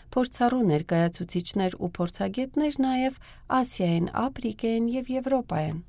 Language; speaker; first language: Armenian; early bilingual, heritage; Armenian